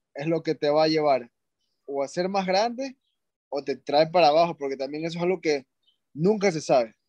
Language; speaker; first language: Spanish; native; Spanish